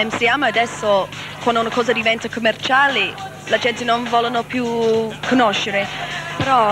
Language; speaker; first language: Italian; non-native, learner; English